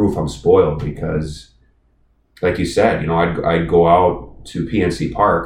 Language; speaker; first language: English; native; English